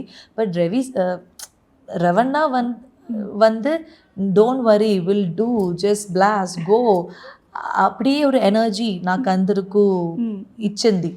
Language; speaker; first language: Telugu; non-native, learner; Malayalam